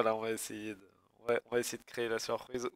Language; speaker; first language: French; native; French